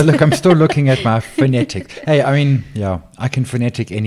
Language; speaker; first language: English; native; English